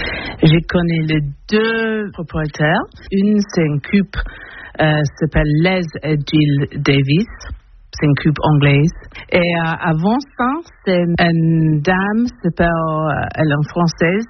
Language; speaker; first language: French; non-native, learner; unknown